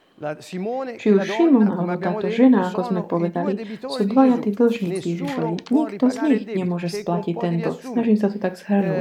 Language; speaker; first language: Slovak; non-native, fluent; Italian